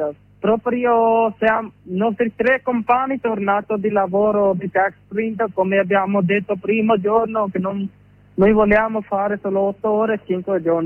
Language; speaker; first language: Italian; non-native, learner; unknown